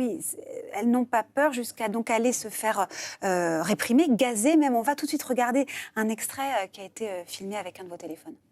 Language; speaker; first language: French; native; French